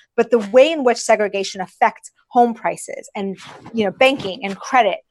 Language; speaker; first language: English; early bilingual, other home language; Persian